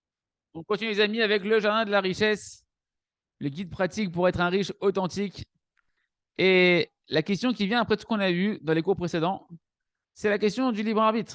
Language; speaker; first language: French; native; French